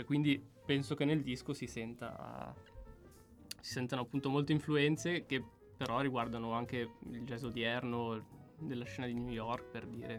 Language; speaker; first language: Italian; native; Italian